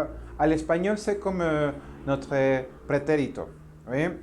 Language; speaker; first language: French; non-native, learner; Spanish